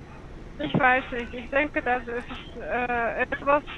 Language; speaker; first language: German; non-native, learner; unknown